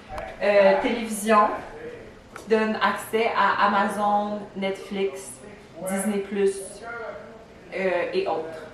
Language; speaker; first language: French; native; French